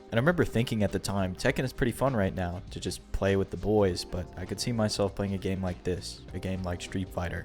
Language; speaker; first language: English; native; English